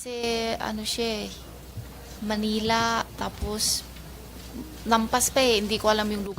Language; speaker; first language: Filipino; non-native, learner; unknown